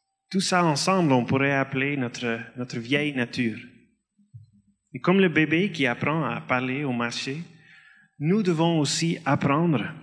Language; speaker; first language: French; non-native, fluent; Dutch